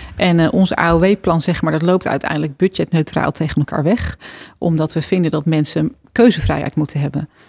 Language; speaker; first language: Dutch; native; Dutch